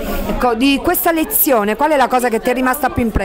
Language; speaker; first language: Italian; native; Italian